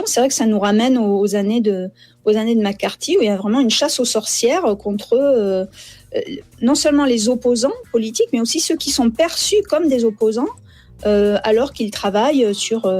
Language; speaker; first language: French; native; French